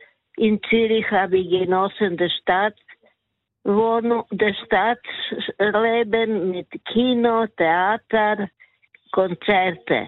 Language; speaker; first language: German; non-native, fluent; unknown